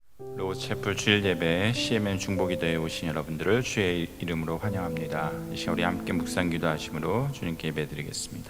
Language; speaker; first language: Korean; native; Korean